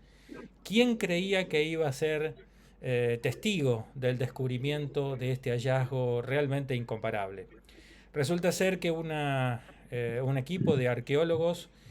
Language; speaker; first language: Spanish; native; Spanish